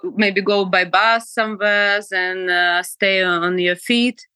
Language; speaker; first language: English; non-native, fluent; Ukrainian